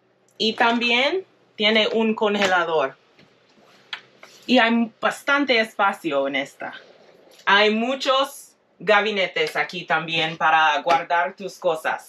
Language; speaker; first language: Spanish; non-native, fluent; English